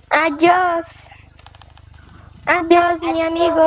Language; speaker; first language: Spanish; non-native, learner; Portuguese